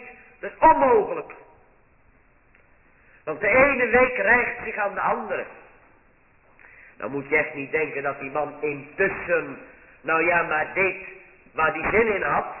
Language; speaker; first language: Dutch; native; Dutch